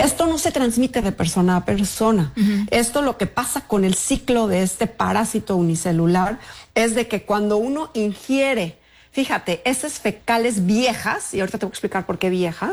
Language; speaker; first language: Spanish; native; Spanish